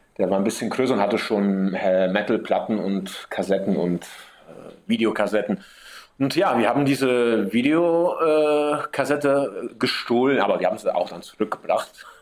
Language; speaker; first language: German; early bilingual, heritage; German